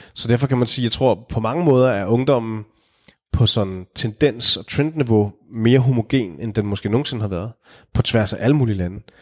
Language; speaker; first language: Danish; native; Danish